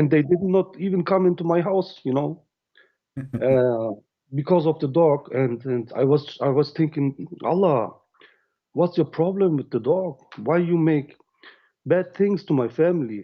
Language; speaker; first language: English; non-native, learner; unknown